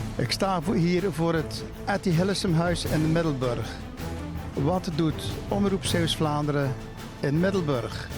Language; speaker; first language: Dutch; native; Dutch